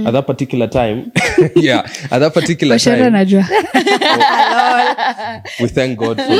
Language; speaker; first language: English; non-native, local second language; Swahili